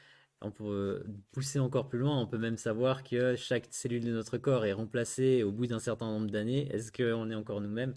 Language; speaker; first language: French; native; French